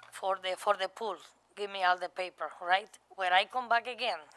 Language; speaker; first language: English; non-native, learner; Spanish